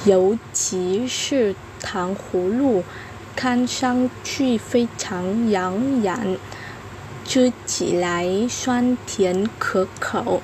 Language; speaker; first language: Chinese; non-native, learner; Vietnamese